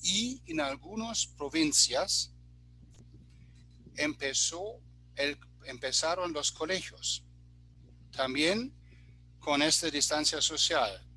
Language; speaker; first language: Spanish; non-native, fluent; German